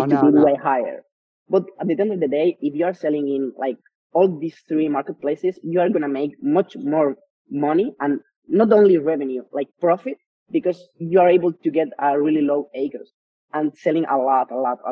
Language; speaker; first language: English; non-native, fluent; Spanish